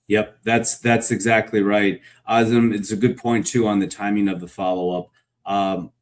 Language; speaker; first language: English; native; English